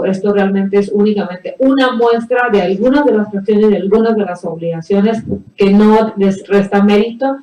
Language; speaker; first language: Spanish; native; Spanish